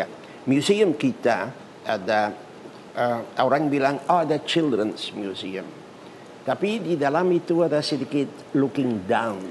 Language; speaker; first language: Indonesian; non-native, learner; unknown